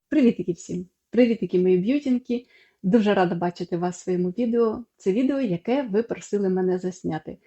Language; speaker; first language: Ukrainian; non-native, local second language; Russian